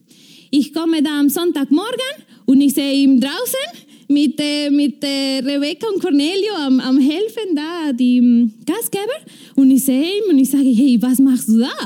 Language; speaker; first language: German; non-native, fluent; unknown